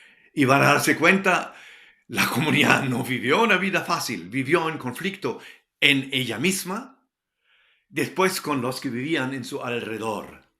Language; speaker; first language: Spanish; non-native, fluent; German